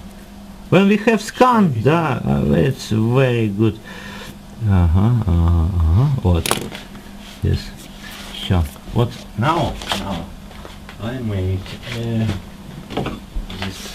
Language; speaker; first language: English; non-native, learner; Russian